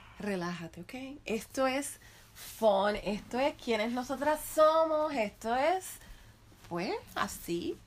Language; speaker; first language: Spanish; native; Spanish